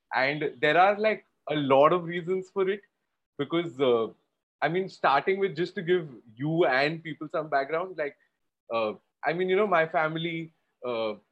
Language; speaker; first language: English; non-native, local second language; Gujarati